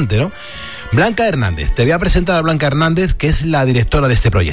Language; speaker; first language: Spanish; native; Spanish